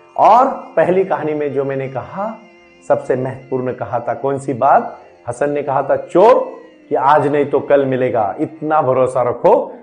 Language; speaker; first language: Hindi; non-native, local second language; Marathi